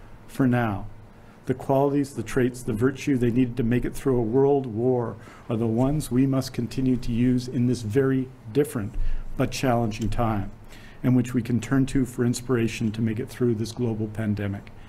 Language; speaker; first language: English; native; English